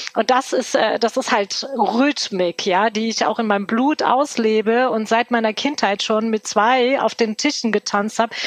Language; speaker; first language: German; early bilingual, other home language; Turkish